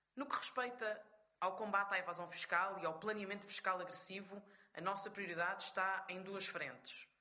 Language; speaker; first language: Portuguese; native; Portuguese